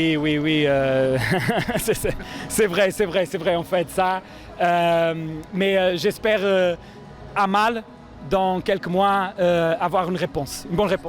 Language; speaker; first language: French; non-native, fluent; Portuguese